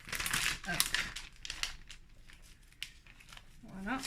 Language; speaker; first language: French; native; French